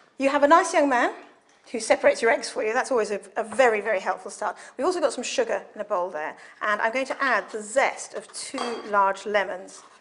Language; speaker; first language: English; native; English